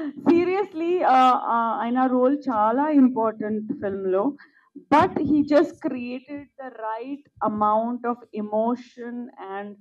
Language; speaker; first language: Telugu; non-native, local second language; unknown